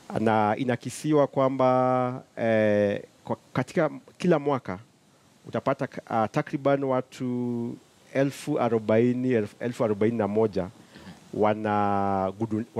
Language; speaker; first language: Swahili; non-native, local second language; Kikuyu